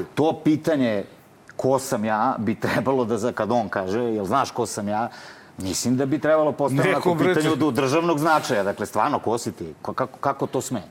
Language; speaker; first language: Serbian; native; Serbian